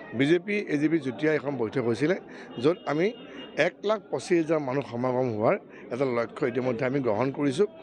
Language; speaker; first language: Assamese; native; Assamese